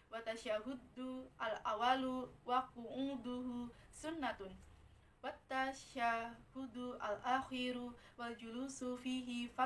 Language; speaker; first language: Arabic; non-native, learner; Indonesian